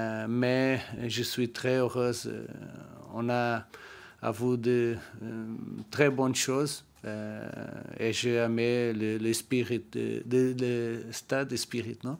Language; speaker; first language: French; non-native, learner; Portuguese